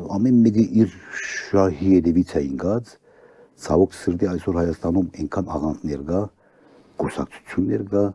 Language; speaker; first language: Armenian; early bilingual, heritage; Armenian